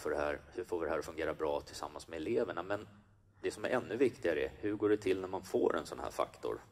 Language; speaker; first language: Swedish; native; Swedish